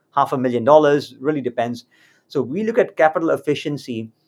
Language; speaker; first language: English; native; English